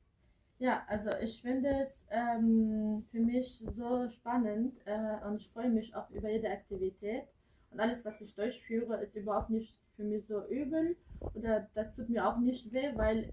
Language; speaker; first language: German; early bilingual, other home language; Kurdish